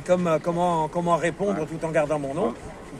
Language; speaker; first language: French; native; French